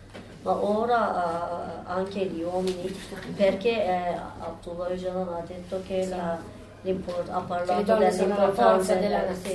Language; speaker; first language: Italian; non-native, learner; Turkish